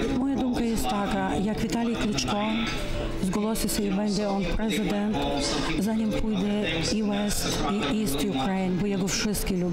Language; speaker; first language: Polish; non-native, learner; Ukrainian